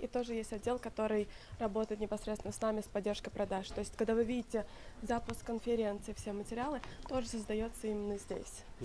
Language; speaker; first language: Russian; native; Russian